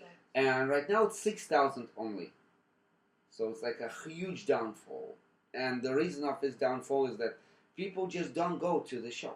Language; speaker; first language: English; non-native, fluent; Russian